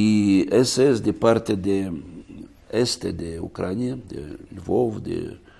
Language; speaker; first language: Spanish; non-native, fluent; Russian